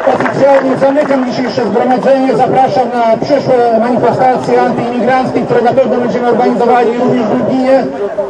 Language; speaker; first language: Polish; native; Polish